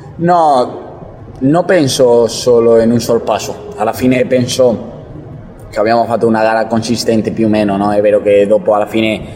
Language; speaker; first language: Italian; non-native, learner; Spanish